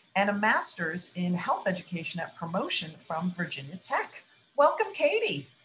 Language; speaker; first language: English; native; English